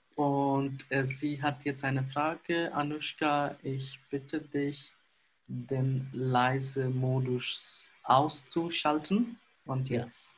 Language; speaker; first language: German; non-native, fluent; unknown